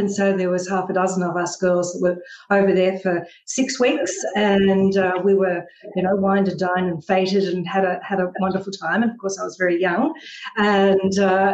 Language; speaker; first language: English; native; English